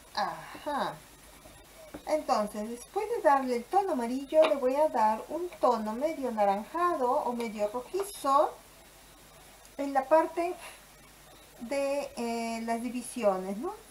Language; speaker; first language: Spanish; native; Spanish